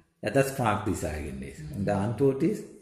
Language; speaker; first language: German; non-native, learner; Sinhala